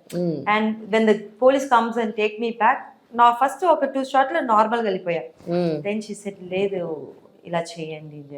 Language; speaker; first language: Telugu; non-native, learner; Tamil